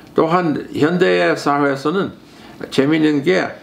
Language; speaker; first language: Korean; non-native, fluent; English